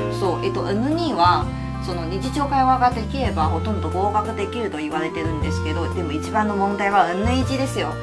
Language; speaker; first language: Japanese; non-native, fluent; Chinese